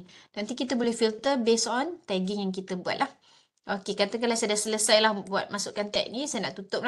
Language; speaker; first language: Malay; native; Malay